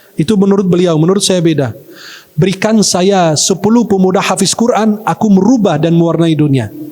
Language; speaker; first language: Malay; non-native, fluent; Arabic